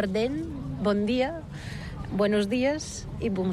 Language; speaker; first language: French; non-native, learner; Bulgarian